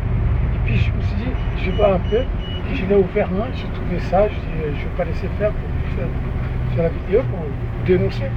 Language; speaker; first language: French; non-native, fluent; Portuguese